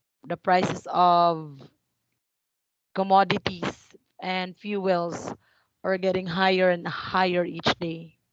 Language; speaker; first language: English; non-native, fluent; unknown